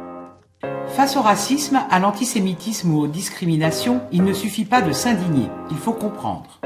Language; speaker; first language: French; native; French